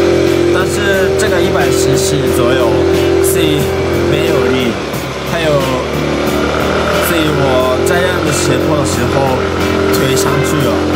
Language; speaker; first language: Chinese; non-native, learner; Japanese